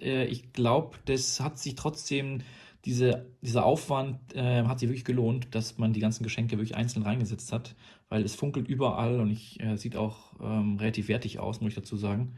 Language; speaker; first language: German; native; German